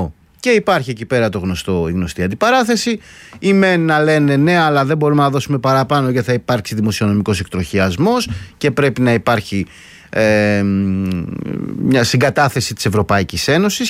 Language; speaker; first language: Greek; native; Greek